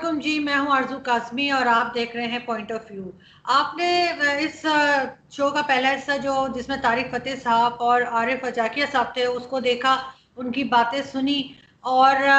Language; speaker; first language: Urdu; native; Urdu